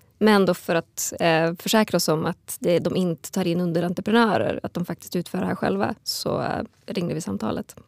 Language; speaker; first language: Swedish; native; Swedish